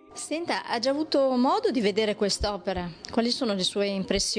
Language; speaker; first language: Italian; native; Italian